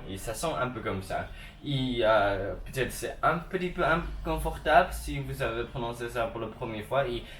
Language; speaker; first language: French; non-native, learner; English